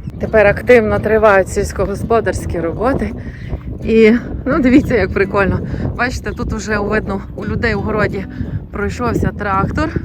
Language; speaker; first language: Ukrainian; native; Ukrainian